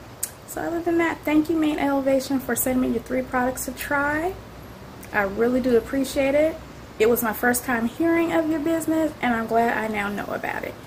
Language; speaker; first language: English; native; English